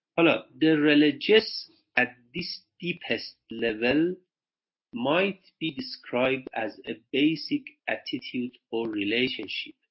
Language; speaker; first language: English; non-native, fluent; Persian